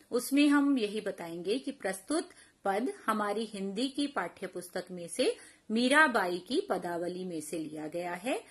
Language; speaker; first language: Hindi; non-native, local second language; Punjabi